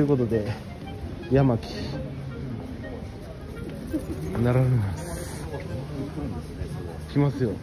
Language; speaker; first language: Japanese; native; Japanese